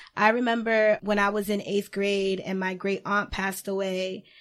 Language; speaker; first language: English; native; English